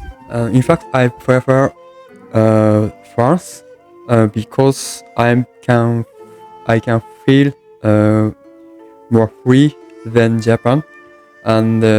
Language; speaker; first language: English; non-native, learner; Japanese